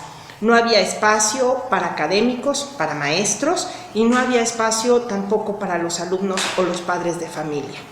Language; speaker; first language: Spanish; native; Spanish